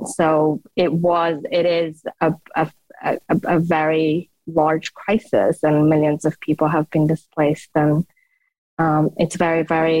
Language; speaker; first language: English; non-native, fluent; Persian